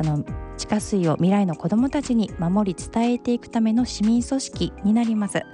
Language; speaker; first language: Japanese; native; Japanese